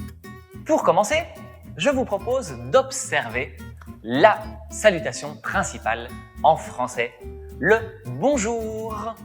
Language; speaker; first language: French; non-native, fluent; Spanish